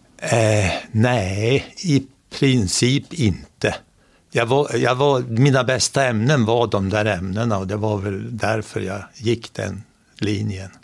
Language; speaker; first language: Swedish; native; Swedish